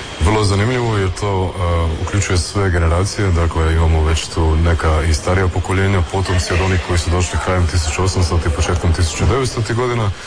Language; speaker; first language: Croatian; early bilingual, heritage; Croatian